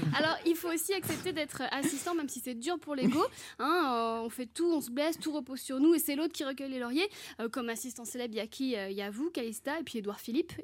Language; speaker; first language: French; native; French